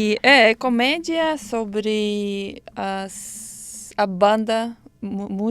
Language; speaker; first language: Portuguese; non-native, learner; Ukrainian